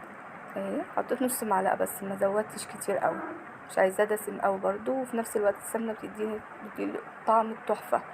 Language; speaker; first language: Arabic; native; Arabic